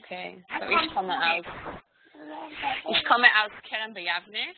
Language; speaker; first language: German; non-native, learner; Hebrew